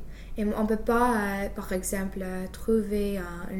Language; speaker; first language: French; non-native, fluent; English